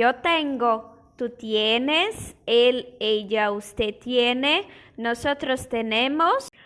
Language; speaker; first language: Spanish; non-native, fluent; Portuguese